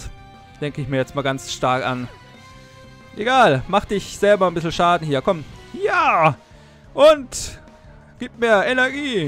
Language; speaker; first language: German; native; German